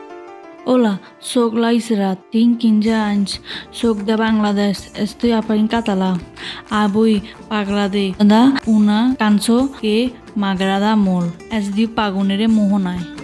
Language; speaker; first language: Catalan; non-native, learner; Bangla